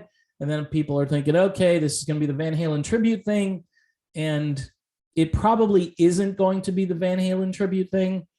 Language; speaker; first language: English; native; English